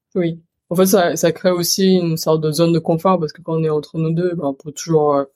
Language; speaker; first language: French; early bilingual, other home language; Chinese